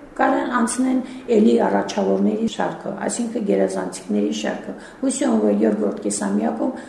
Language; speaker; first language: Armenian; native; Armenian